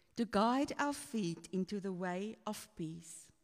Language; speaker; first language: English; non-native, local second language; Afrikaans